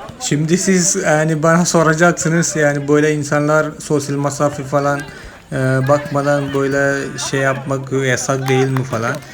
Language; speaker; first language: Turkish; non-native, fluent; Malayalam